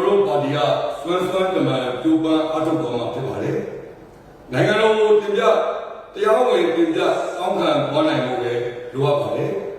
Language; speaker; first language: Burmese; non-native, local second language; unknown